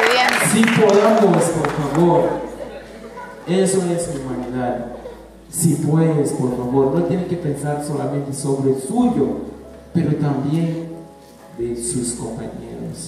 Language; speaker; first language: Spanish; non-native, learner; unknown